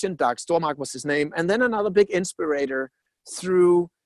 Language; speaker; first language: English; non-native, fluent; Danish